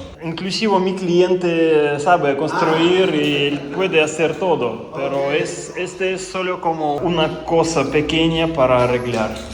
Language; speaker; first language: Spanish; non-native, fluent; Russian